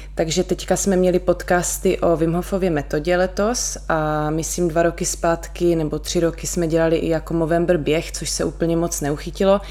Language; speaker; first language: Czech; native; Czech